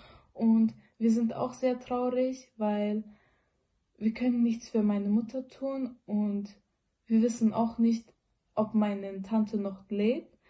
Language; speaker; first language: German; early bilingual, other home language; Uyghur